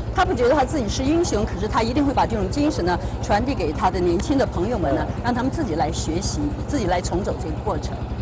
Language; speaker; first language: Chinese; native; Chinese